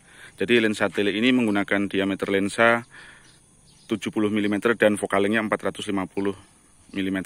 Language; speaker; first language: Indonesian; native; Indonesian